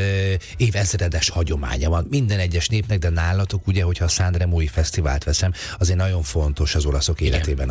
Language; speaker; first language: Hungarian; native; Hungarian